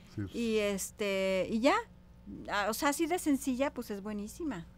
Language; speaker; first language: Spanish; native; Spanish